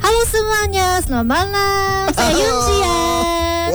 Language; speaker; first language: Indonesian; non-native, learner; Korean